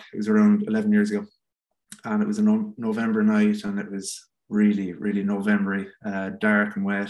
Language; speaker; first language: English; native; English